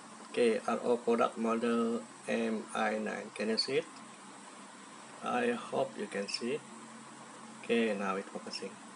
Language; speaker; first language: English; non-native, local second language; Malay